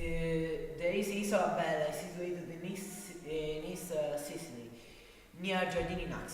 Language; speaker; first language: English; non-native, learner; Italian